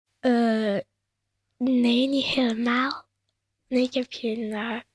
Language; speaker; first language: Dutch; non-native, local second language; French